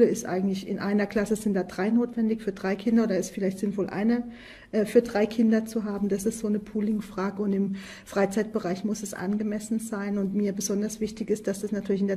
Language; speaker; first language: German; native; German